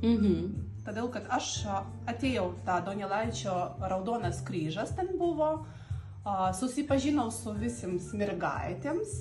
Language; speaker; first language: Lithuanian; non-native, learner; Russian